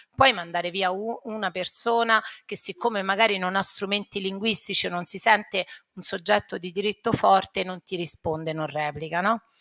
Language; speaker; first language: Italian; native; Italian